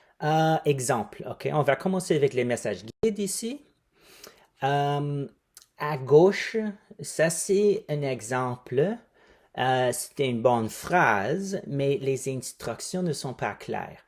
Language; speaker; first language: French; non-native, fluent; English